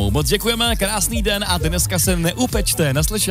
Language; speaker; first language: Czech; native; Czech